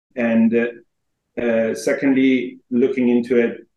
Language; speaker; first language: English; non-native, fluent; Persian